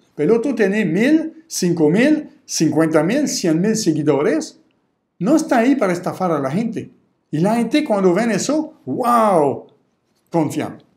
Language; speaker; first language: Spanish; non-native, fluent; French